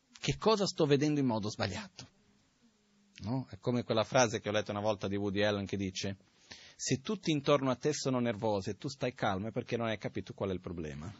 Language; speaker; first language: Italian; non-native, fluent; Portuguese